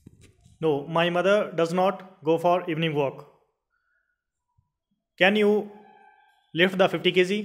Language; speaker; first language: English; non-native, learner; Hindi